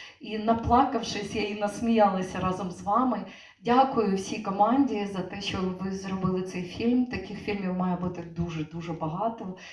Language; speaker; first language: Ukrainian; native; Ukrainian